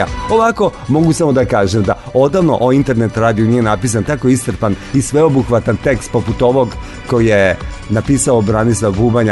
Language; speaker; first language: Serbian; native; Serbian